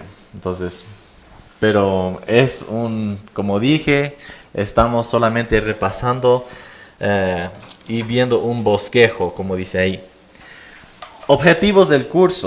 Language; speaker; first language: Spanish; non-native, fluent; English